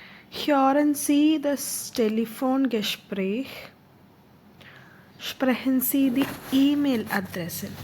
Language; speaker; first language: German; non-native, learner; Malayalam